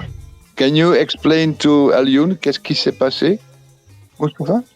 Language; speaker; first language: French; non-native, fluent; Dutch